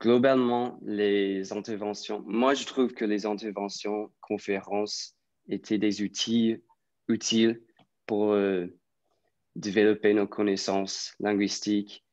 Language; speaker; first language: French; non-native, fluent; English